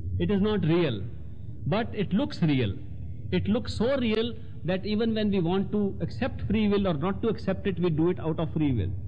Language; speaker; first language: English; non-native, local second language; Hindi